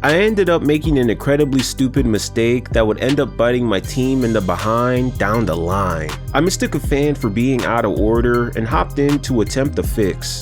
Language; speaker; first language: English; native; English